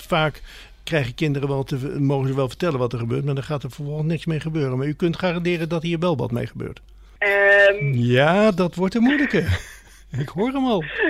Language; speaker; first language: Dutch; native; Dutch